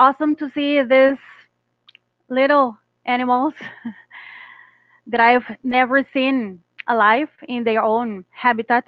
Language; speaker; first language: English; non-native, fluent; Spanish